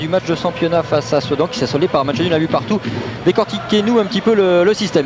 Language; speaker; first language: French; native; French